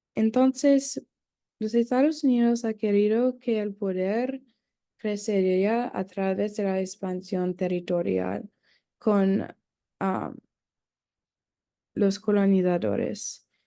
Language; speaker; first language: Spanish; non-native, learner; English